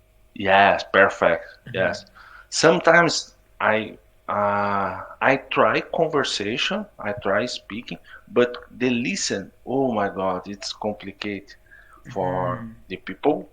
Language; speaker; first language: English; non-native, learner; Portuguese